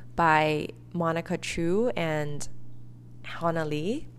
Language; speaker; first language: English; early bilingual, other home language; Chinese